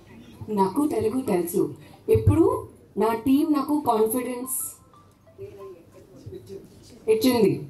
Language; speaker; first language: Telugu; non-native, local second language; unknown